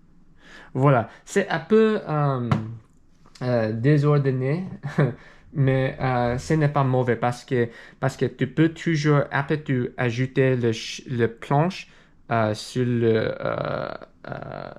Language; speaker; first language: French; non-native, learner; English